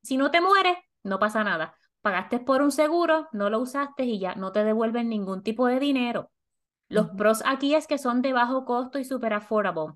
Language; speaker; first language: Spanish; native; Spanish